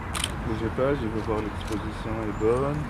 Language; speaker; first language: French; native; French